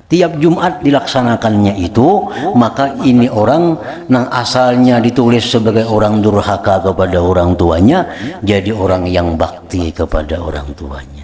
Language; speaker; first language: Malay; non-native, local second language; Banjar